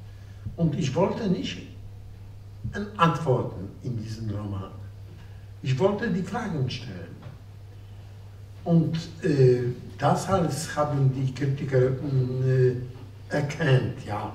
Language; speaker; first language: German; non-native, fluent; Polish